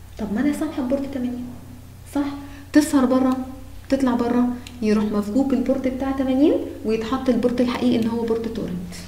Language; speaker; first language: Arabic; native; Arabic